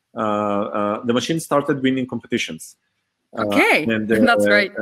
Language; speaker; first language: English; early bilingual, other home language; Hebrew